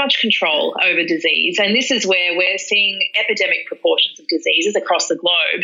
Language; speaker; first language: English; native; English